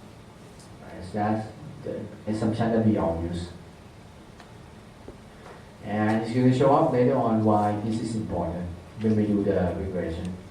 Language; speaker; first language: English; non-native, fluent; Thai